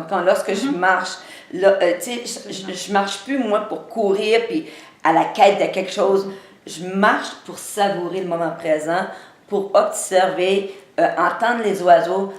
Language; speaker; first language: French; native; French